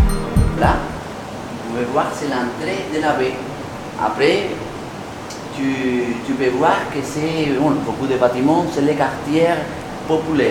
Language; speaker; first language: French; non-native, fluent; Spanish